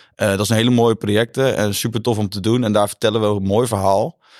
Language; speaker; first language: Dutch; native; Dutch